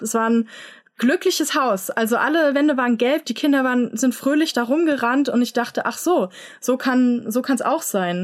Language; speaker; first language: German; native; German